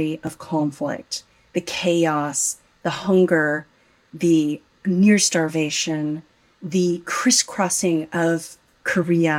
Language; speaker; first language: English; native; English